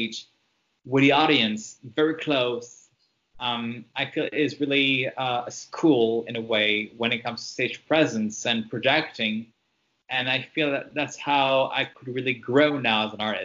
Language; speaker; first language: English; non-native, fluent; French